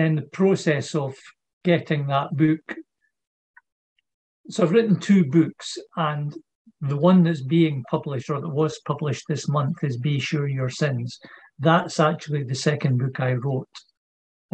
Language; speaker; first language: English; native; English